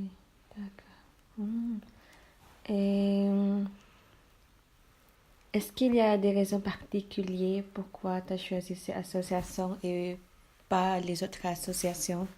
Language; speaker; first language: French; non-native, learner; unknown